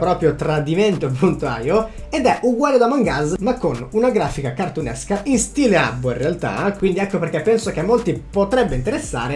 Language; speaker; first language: Italian; native; Italian